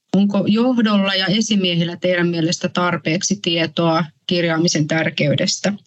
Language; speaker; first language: Finnish; native; Finnish